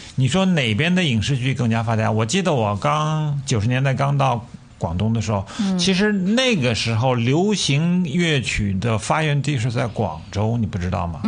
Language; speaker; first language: Chinese; native; Chinese